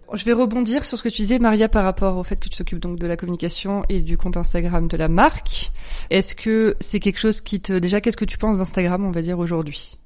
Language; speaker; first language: French; native; French